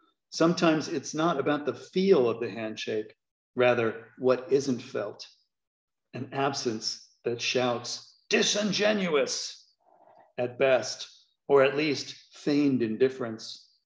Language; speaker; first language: English; native; English